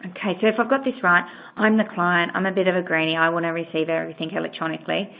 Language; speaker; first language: English; native; English